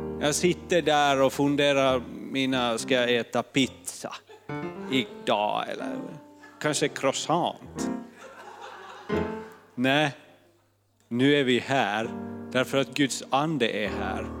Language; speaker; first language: Swedish; non-native, fluent; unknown